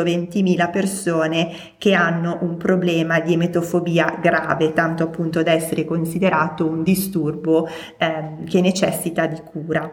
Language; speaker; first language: Italian; native; Italian